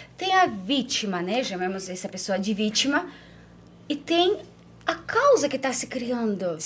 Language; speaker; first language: Portuguese; non-native, fluent; Ukrainian